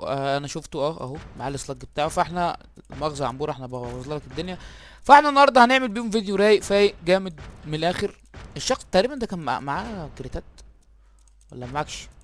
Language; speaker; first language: Arabic; native; Arabic